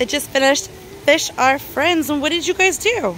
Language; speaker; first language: English; native; English